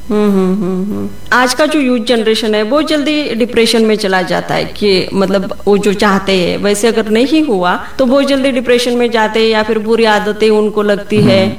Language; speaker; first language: Hindi; non-native, local second language; Kannada